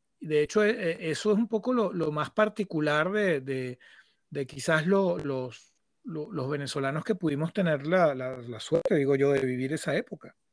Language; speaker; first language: Spanish; native; Spanish